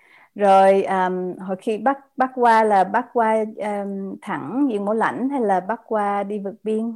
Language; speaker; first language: Vietnamese; native; Vietnamese